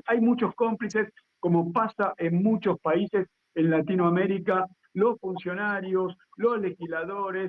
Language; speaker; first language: Spanish; native; Spanish